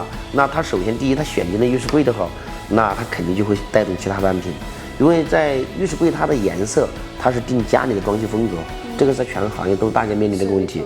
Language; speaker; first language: Chinese; native; Chinese